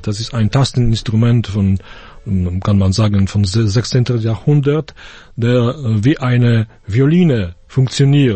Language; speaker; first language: German; non-native, fluent; Polish